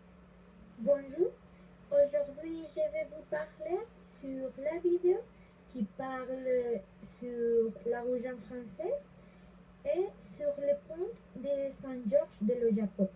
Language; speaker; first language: French; non-native, learner; Spanish